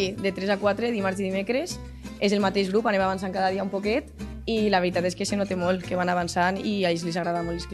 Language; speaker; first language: Catalan; native; Catalan